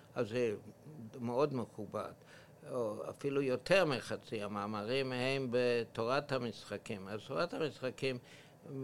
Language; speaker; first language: Hebrew; non-native, fluent; English